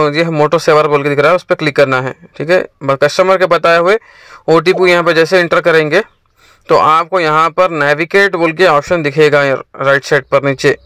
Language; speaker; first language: Hindi; native; Hindi